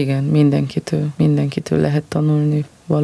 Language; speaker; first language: Hungarian; non-native, fluent; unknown